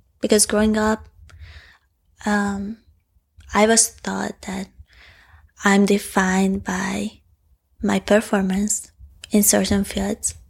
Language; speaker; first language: English; non-native, fluent; Hungarian